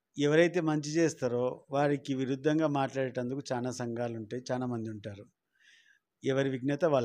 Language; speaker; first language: Telugu; native; Telugu